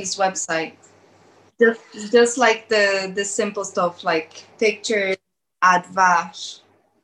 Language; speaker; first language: English; early bilingual, other home language; Portuguese